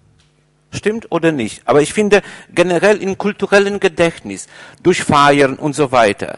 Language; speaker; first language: German; non-native, fluent; Polish